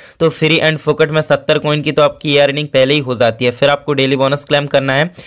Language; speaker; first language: Hindi; native; Hindi